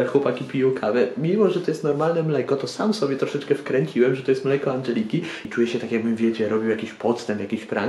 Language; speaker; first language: Polish; native; Polish